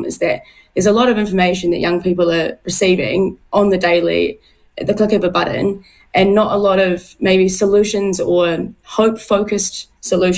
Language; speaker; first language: English; native; English